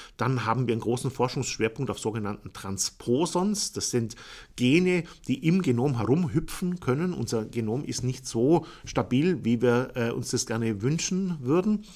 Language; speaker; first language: German; native; German